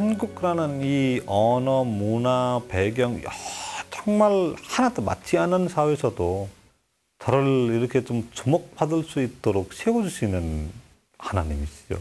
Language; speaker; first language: Korean; non-native, fluent; Nepali